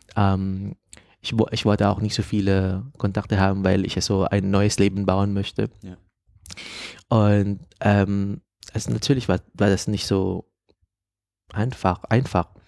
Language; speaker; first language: German; non-native, fluent; Filipino